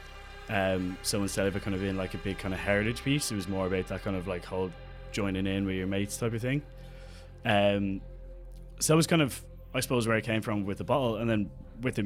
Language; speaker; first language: English; native; English